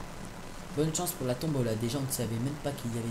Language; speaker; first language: French; native; French